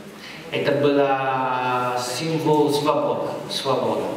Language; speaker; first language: Russian; non-native, fluent; Italian